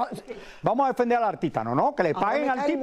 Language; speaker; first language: Spanish; native; Spanish